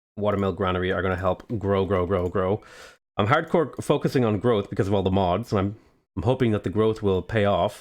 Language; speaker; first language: English; native; English